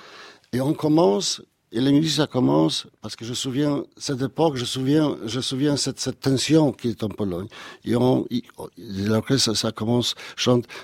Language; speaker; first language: French; non-native, learner; Polish